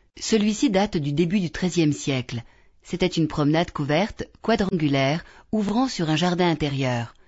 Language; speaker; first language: French; native; French